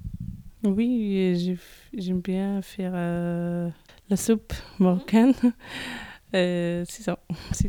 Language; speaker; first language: French; non-native, learner; Arabic